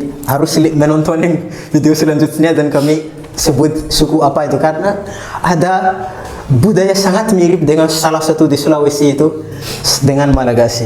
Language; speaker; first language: Indonesian; non-native, fluent; Malagasy